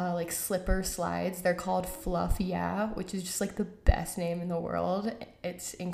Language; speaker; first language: English; native; English